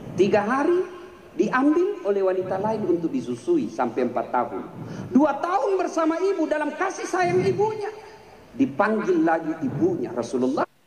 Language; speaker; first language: Malay; non-native, local second language; Buginese